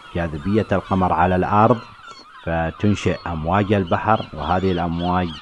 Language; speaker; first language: Arabic; native; Arabic